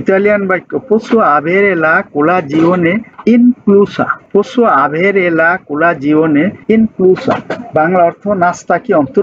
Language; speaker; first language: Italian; non-native, fluent; Bangla